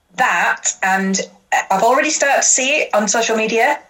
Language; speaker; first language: English; native; English